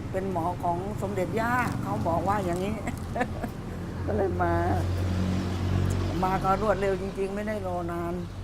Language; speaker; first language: Thai; native; Thai